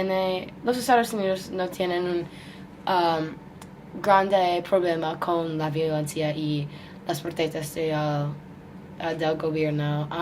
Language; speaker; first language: Spanish; non-native, learner; English